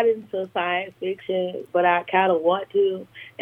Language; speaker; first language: English; native; English